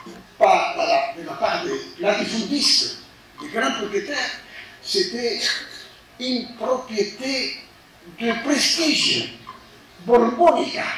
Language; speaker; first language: French; non-native, fluent; Spanish